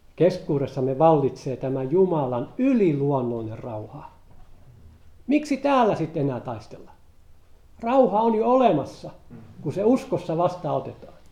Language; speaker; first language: Finnish; native; Finnish